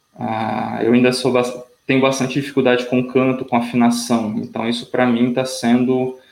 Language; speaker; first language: Portuguese; native; Portuguese